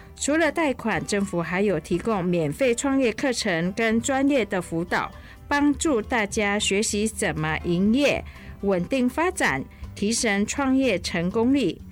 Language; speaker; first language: Chinese; non-native, fluent; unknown